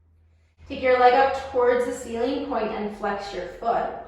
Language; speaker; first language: English; native; English